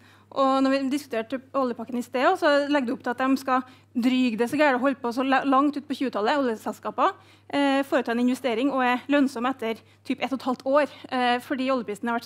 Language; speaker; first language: Norwegian; native; Norwegian